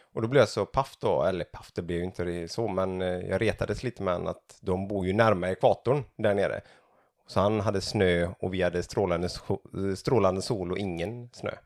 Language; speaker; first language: Swedish; native; Swedish